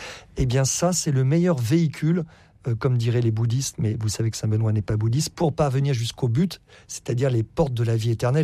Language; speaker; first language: French; native; French